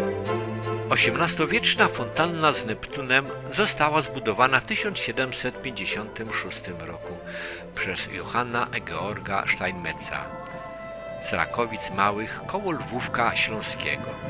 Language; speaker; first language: Polish; native; Polish